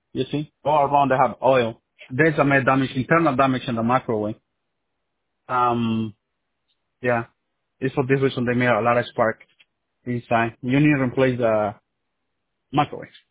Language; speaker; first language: English; non-native, learner; Spanish